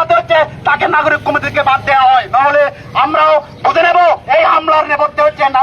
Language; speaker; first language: Bangla; non-native, local second language; Chakma